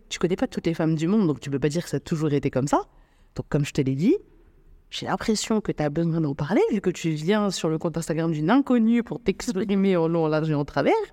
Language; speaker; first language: French; native; French